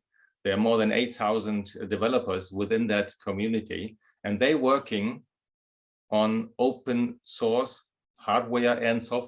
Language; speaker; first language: English; non-native, fluent; German